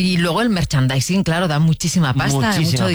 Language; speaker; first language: Spanish; native; Spanish